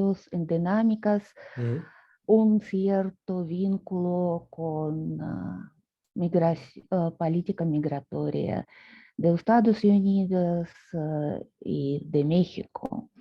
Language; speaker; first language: Spanish; non-native, fluent; Russian